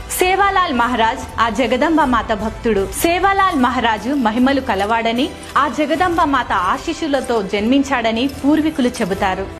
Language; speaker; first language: Telugu; non-native, local second language; Lambadi